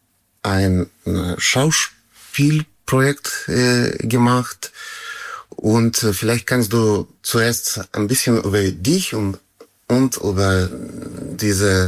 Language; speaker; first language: German; non-native, learner; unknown